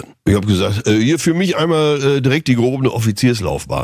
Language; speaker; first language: German; native; German